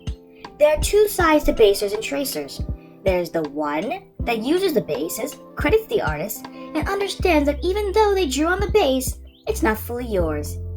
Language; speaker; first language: English; native; English